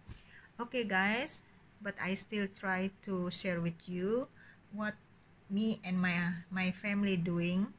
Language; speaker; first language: English; non-native, learner; Indonesian